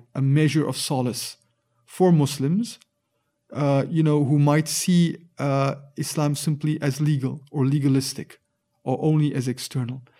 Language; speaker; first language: English; native; English